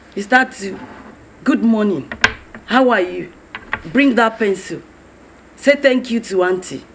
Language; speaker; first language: English; non-native, local second language; Yoruba